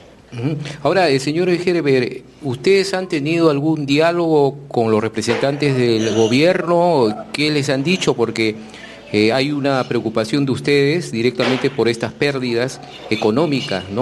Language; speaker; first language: Spanish; native; Spanish